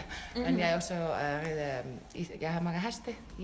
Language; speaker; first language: Danish; non-native, learner; Icelandic